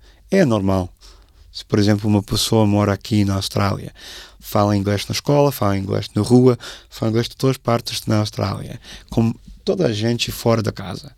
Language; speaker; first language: Portuguese; non-native, fluent; English